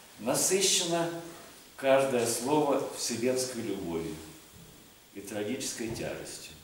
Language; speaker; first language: Russian; native; Russian